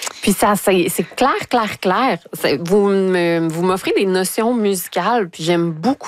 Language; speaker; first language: French; native; French